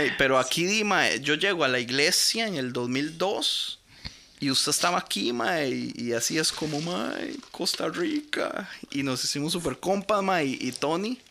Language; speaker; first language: Spanish; native; Spanish